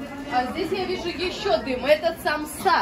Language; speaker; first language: Russian; native; Russian